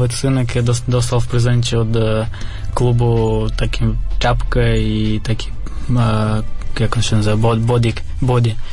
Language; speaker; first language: Polish; non-native, fluent; Russian